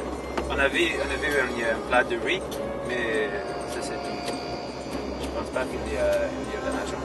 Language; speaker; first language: French; non-native, fluent; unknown